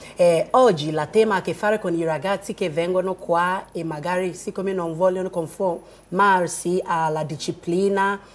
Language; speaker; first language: Italian; non-native, fluent; Akan